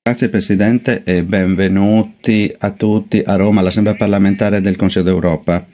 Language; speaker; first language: Italian; native; Italian